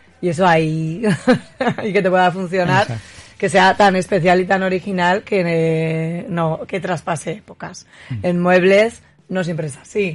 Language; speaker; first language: Spanish; native; Spanish